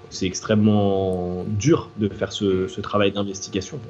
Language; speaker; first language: French; native; French